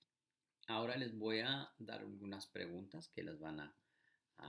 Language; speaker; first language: Spanish; early bilingual, heritage; Spanish